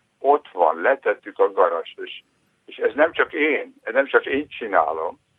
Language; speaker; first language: Hungarian; native; Hungarian